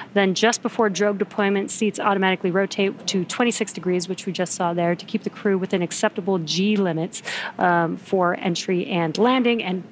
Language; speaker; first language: English; native; English